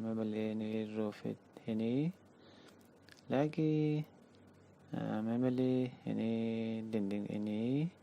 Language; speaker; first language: Indonesian; non-native, learner; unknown